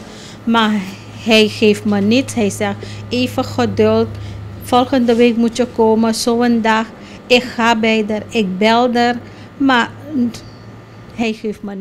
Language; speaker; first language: Dutch; non-native, local second language; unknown